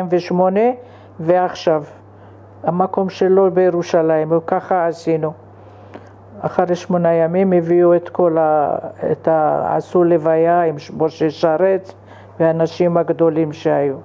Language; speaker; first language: Hebrew; non-native, fluent; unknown